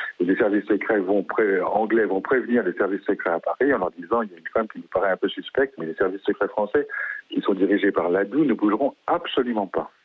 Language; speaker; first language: French; native; French